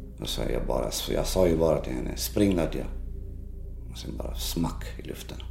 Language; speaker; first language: Swedish; non-native, local second language; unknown